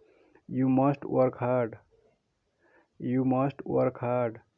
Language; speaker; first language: English; non-native, local second language; Odia